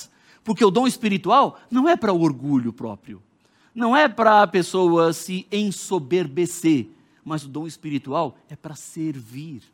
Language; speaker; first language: Portuguese; native; Portuguese